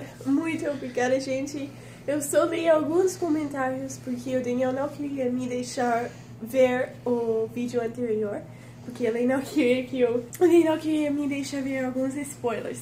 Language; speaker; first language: Portuguese; non-native, fluent; English